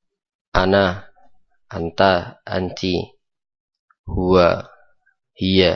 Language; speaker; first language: Arabic; non-native, fluent; Indonesian